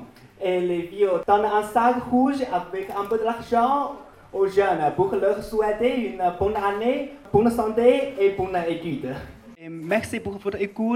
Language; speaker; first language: French; non-native, learner; Chinese